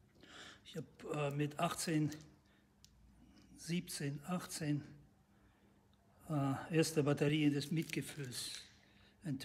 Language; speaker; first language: German; non-native, fluent; Russian